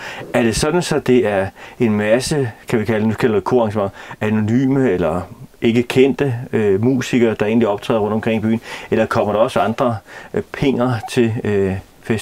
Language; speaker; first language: Danish; native; Danish